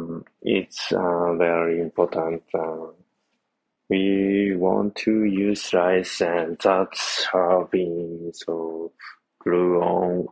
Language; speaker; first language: English; non-native, learner; Japanese